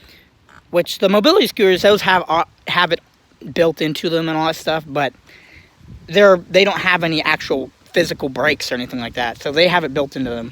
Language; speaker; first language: English; native; English